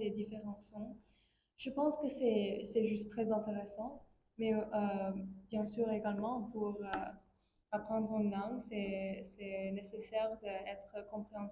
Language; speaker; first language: French; non-native, fluent; English